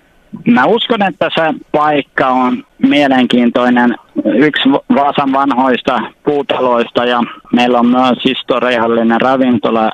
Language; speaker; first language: Finnish; non-native, local second language; Swedish